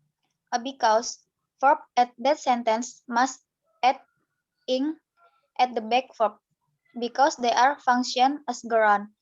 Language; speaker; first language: English; non-native, learner; Indonesian